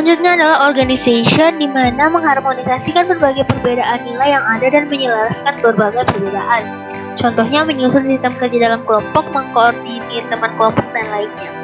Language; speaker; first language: Indonesian; native; Indonesian